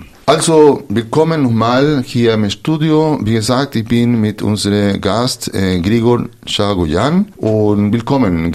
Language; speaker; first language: German; non-native, fluent; Spanish